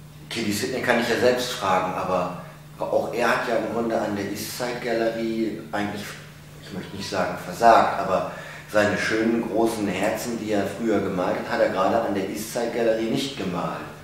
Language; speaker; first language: German; native; German